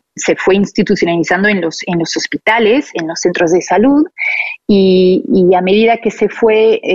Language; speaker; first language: Spanish; non-native, fluent; French